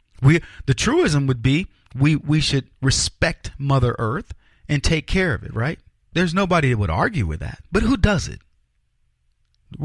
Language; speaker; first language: English; native; English